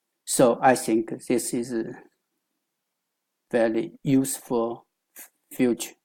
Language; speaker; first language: English; non-native, learner; Chinese